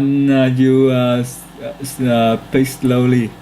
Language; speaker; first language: English; non-native, learner; Vietnamese